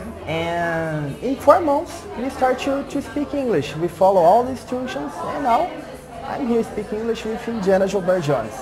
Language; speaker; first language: English; non-native, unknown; Portuguese